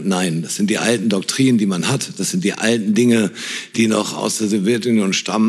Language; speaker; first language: German; native; German